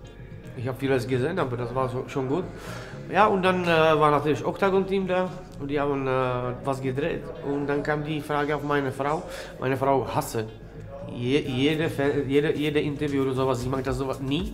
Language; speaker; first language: German; non-native, learner; Czech